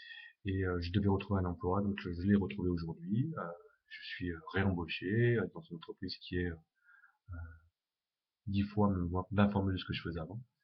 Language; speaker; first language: French; native; French